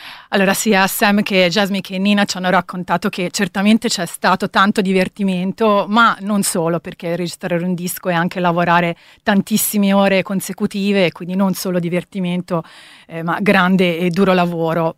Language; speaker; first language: Italian; native; Italian